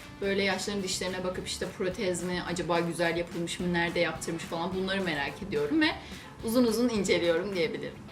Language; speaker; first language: Turkish; native; Turkish